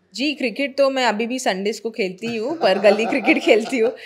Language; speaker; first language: Hindi; non-native, local second language; Marathi